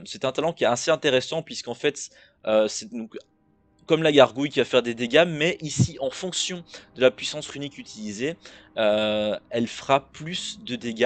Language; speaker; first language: French; native; French